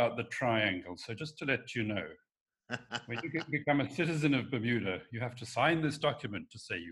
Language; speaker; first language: English; native; English